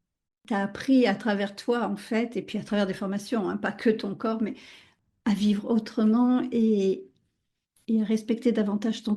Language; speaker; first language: French; native; French